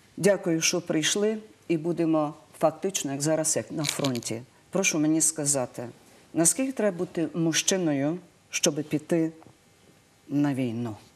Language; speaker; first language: Ukrainian; native; Ukrainian